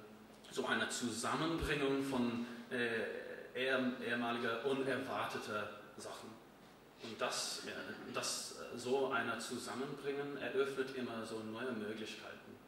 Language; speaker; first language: German; non-native, fluent; English